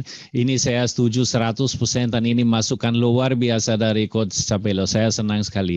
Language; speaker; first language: Indonesian; non-native, fluent; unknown